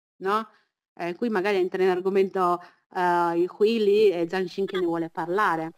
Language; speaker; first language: Italian; early bilingual, other home language; Chinese